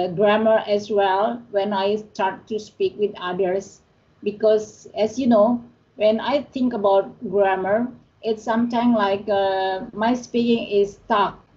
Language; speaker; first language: English; non-native, learner; Indonesian